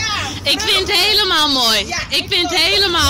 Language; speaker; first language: Dutch; non-native, fluent; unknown